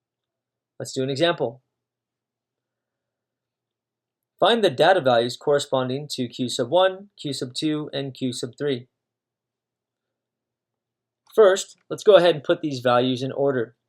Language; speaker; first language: English; native; English